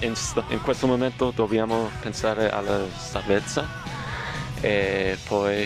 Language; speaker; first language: Italian; early bilingual, heritage; English